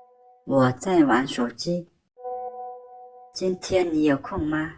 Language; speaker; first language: Chinese; non-native, learner; Lao